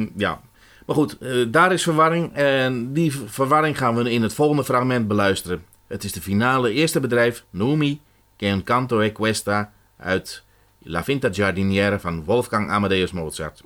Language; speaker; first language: Dutch; native; Dutch